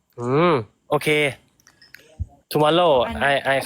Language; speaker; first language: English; non-native, learner; Thai